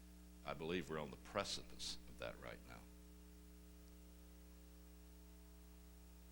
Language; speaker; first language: English; native; English